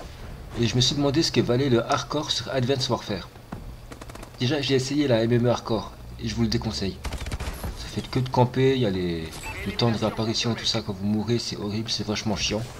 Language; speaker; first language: French; native; French